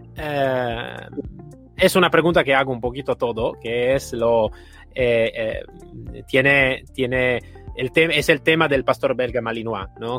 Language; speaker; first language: Spanish; non-native, fluent; Italian